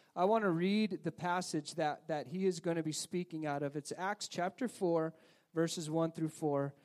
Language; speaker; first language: English; native; English